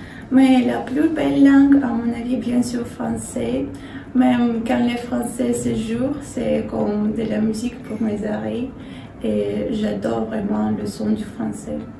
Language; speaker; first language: French; non-native, fluent; Russian